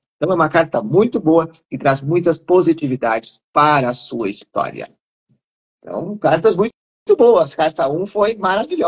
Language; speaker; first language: Portuguese; native; Portuguese